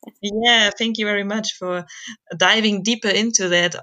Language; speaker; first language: English; non-native, fluent; German